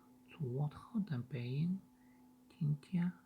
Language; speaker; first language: Chinese; non-native, learner; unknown